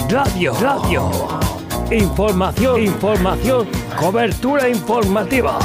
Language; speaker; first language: Spanish; native; Spanish